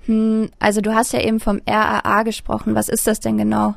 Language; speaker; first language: German; native; German